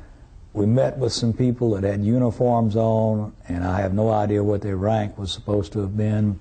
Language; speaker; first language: English; native; English